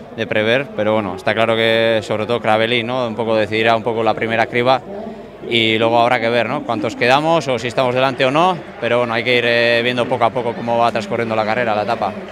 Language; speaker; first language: Spanish; native; Spanish